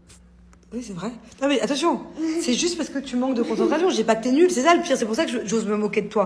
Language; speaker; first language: French; native; French